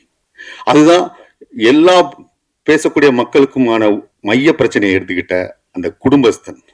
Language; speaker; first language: Tamil; native; Tamil